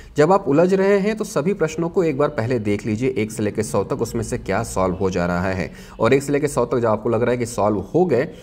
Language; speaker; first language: Hindi; native; Hindi